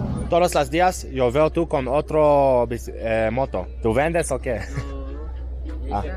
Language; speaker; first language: Spanish; non-native, learner; Hebrew